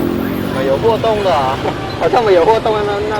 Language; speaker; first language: Chinese; non-native, fluent; Vietnamese